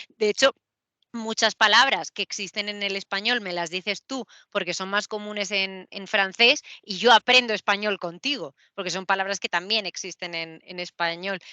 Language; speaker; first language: Spanish; native; Spanish